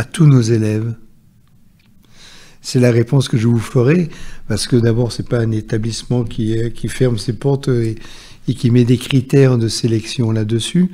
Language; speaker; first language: French; native; French